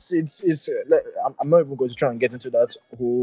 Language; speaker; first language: English; non-native, local second language; Yoruba